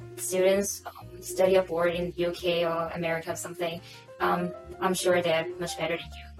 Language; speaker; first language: English; non-native, local second language; Cantonese